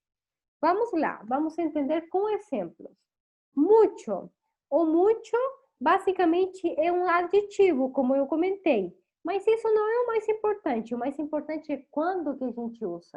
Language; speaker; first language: Portuguese; non-native, fluent; Spanish